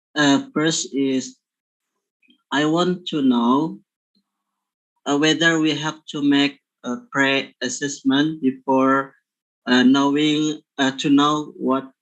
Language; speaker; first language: English; non-native, fluent; Indonesian